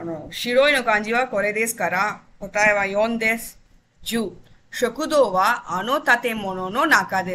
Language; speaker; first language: Japanese; non-native, fluent; Tamil